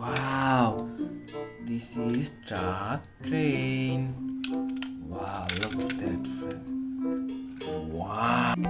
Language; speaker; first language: English; non-native, learner; Indonesian